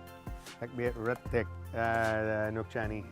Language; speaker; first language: Vietnamese; non-native, fluent; English